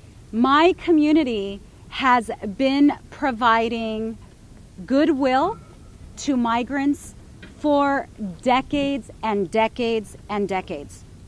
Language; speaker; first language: English; native; English